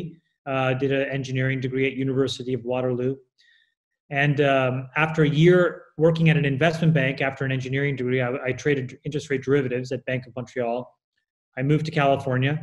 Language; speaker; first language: English; native; English